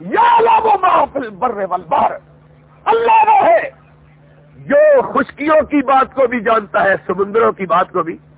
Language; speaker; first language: Urdu; non-native, local second language; Punjabi